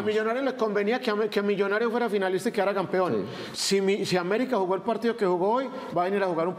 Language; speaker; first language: Spanish; native; Spanish